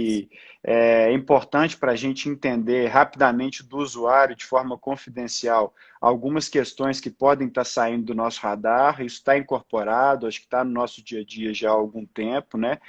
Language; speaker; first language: Portuguese; native; Portuguese